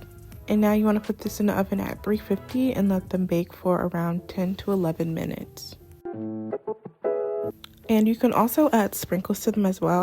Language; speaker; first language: English; native; English